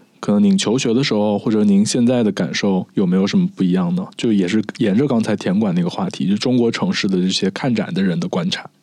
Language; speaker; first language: Chinese; native; Chinese